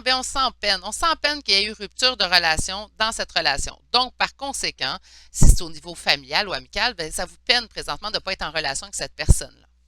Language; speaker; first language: French; native; French